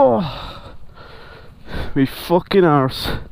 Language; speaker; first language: English; native; English